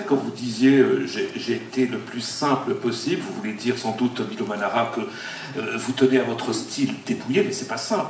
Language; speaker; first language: French; native; French